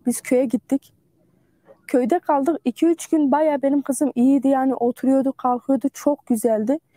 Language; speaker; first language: Turkish; native; Turkish